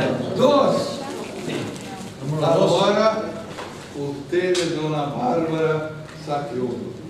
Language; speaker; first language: Spanish; non-native, fluent; Portuguese